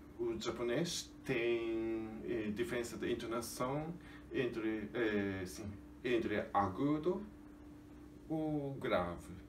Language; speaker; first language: Portuguese; non-native, fluent; Japanese